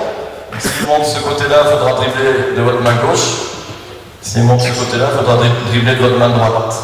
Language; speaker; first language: French; native; French